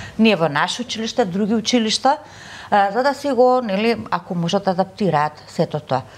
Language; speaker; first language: Macedonian; native; Macedonian